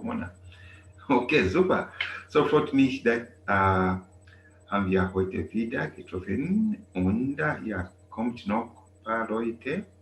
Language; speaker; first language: German; non-native, learner; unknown